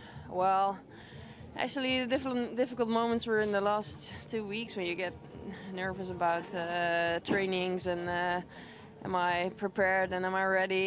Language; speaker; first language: English; non-native, fluent; Dutch